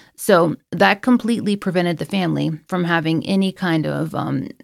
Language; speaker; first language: English; native; English